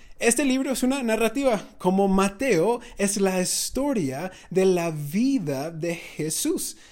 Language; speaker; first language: Spanish; non-native, fluent; English